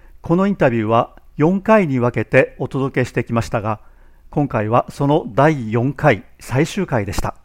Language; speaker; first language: Japanese; native; Japanese